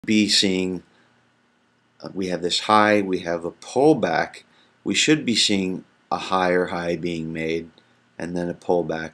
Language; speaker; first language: English; native; English